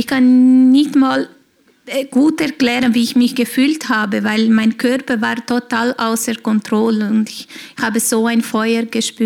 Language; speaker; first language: German; non-native, fluent; Portuguese